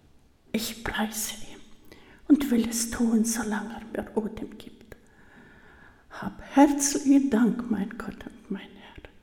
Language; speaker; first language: German; early bilingual, heritage; German